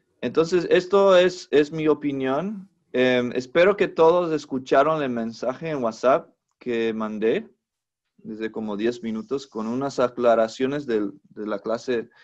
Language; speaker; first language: Spanish; non-native, fluent; English